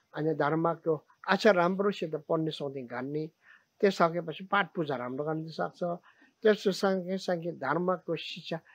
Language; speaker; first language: Nepali; non-native, local second language; Tibetan